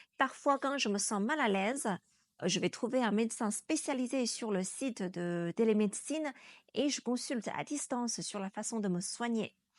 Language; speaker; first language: French; non-native, fluent; Chinese